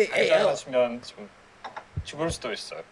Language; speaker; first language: Korean; non-native, fluent; Bosnian